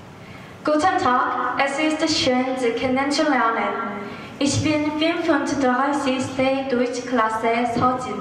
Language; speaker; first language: German; non-native, learner; Korean